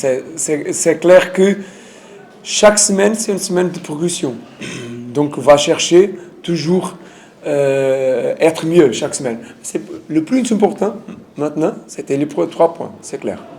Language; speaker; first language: French; non-native, learner; Portuguese